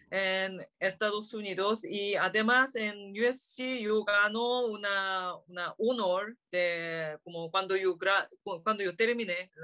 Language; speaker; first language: Spanish; non-native, learner; Korean